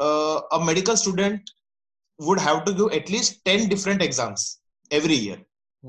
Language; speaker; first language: English; non-native, local second language; Gujarati